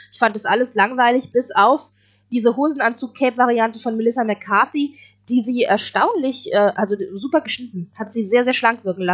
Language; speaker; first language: German; native; German